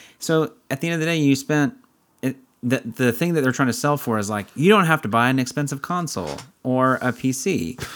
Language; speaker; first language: English; native; English